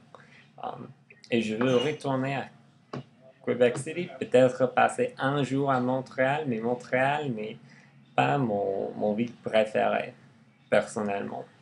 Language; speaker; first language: French; non-native, learner; English